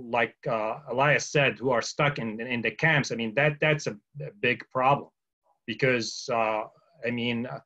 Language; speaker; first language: English; early bilingual, other home language; Arabic